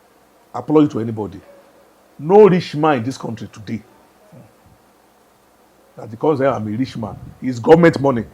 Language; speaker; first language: English; non-native, local second language; Yoruba